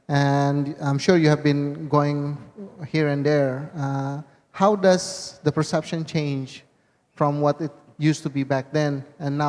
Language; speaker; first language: English; non-native, fluent; Indonesian